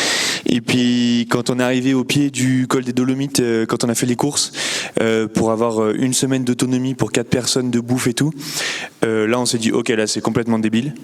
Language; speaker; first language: French; native; French